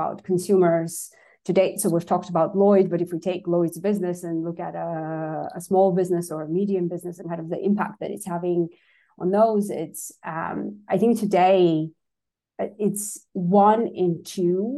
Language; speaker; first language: English; non-native, fluent; Russian